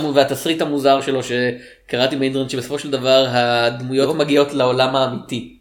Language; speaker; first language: Hebrew; native; Hebrew